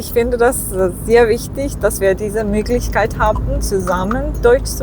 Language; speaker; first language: German; non-native, learner; Persian